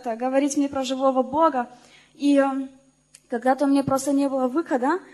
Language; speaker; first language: Russian; non-native, learner; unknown